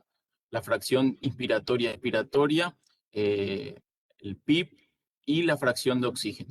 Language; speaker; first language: Spanish; native; Spanish